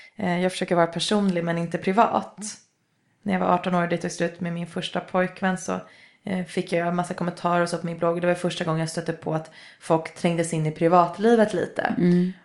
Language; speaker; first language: Swedish; native; Swedish